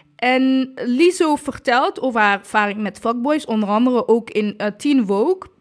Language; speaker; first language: Dutch; early bilingual, other home language; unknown